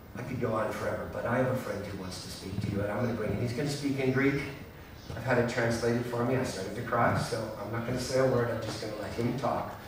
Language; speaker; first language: English; native; English